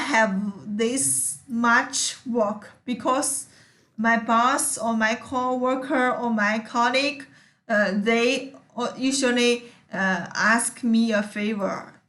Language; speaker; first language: English; non-native, learner; Chinese